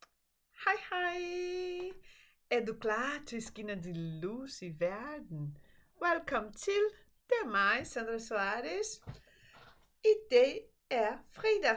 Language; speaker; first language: Danish; non-native, fluent; Portuguese